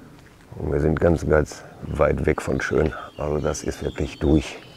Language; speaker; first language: German; native; German